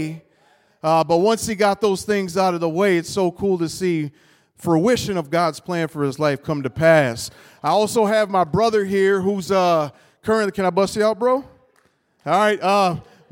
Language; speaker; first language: English; native; English